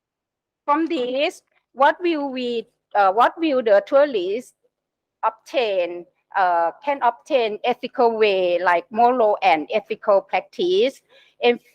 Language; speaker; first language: English; non-native, learner; Thai